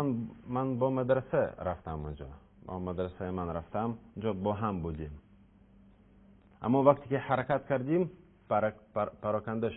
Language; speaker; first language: Persian; non-native, learner; Russian